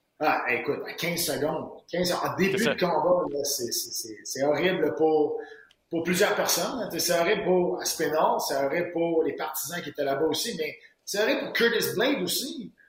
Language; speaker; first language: French; native; French